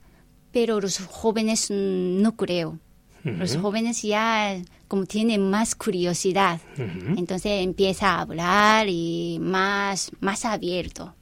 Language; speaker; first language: Spanish; non-native, fluent; Japanese